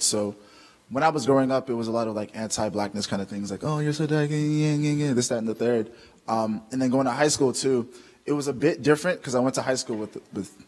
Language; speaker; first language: English; native; English